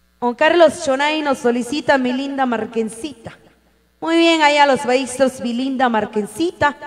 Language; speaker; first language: Spanish; native; Spanish